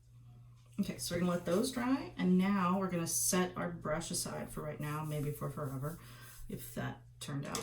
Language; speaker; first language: English; native; English